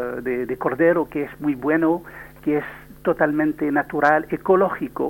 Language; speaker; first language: Spanish; non-native, learner; French